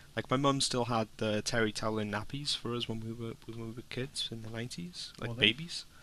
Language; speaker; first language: English; native; English